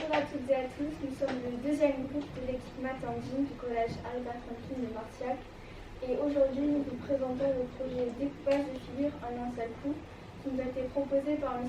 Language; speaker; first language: French; native; French